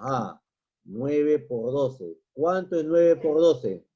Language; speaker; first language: Spanish; native; Spanish